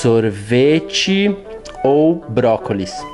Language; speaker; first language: Portuguese; native; Portuguese